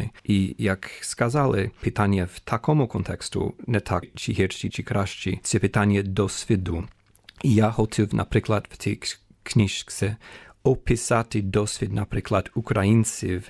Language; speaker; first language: Ukrainian; non-native, fluent; English